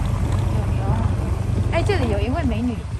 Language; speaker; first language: Chinese; non-native, fluent; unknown